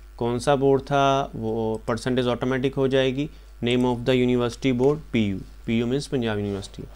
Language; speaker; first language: Hindi; non-native, local second language; Punjabi